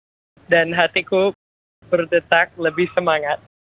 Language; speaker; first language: Indonesian; non-native, fluent; English